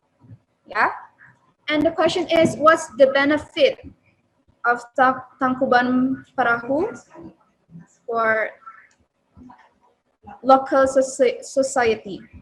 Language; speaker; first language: English; non-native, learner; Indonesian